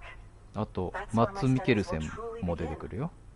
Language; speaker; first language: Japanese; native; Japanese